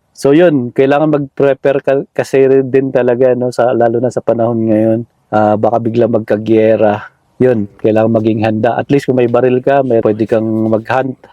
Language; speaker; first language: Filipino; native; Filipino